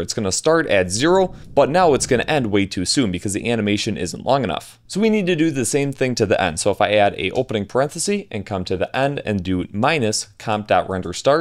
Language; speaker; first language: English; native; English